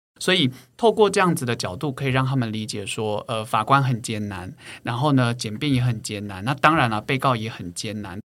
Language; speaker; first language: Chinese; native; Chinese